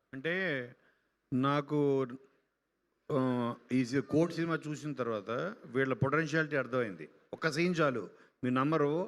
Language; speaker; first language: Telugu; native; Telugu